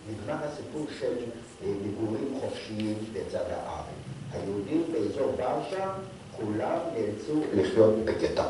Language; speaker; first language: Hebrew; non-native, fluent; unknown